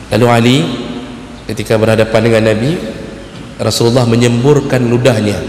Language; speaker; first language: Malay; non-native, local second language; Achinese